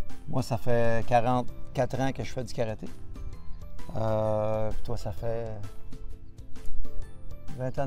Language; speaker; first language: French; native; French